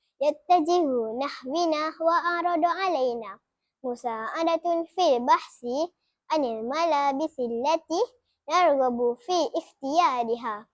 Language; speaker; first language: Arabic; non-native, learner; Malay